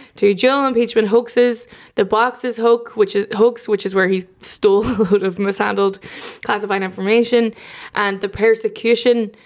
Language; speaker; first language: English; native; English